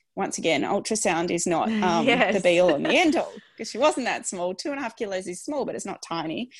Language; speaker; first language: English; native; English